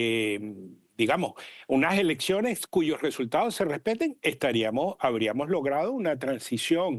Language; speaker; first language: Spanish; native; Spanish